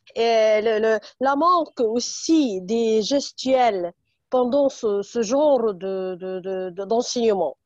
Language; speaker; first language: French; non-native, fluent; Arabic